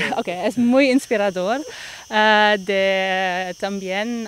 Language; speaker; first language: Spanish; non-native, learner; Dutch